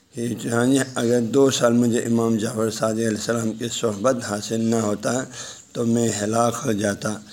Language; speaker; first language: Urdu; non-native, local second language; Balti